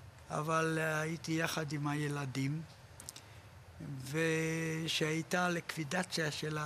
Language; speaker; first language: Hebrew; non-native, fluent; Polish